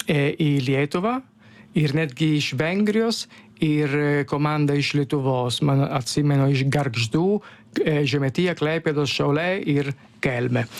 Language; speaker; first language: Lithuanian; non-native, learner; Italian